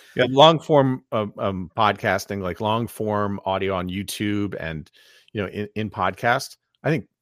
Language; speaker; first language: English; native; English